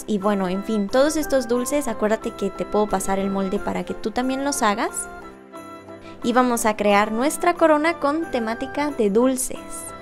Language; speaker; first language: Spanish; native; Spanish